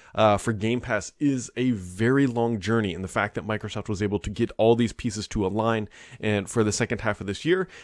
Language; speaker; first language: English; native; English